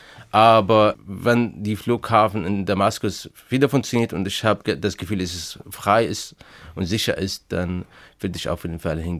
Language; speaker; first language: German; non-native, fluent; Arabic